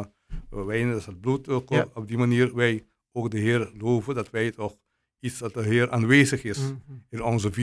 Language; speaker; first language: Dutch; non-native, local second language; Papiamento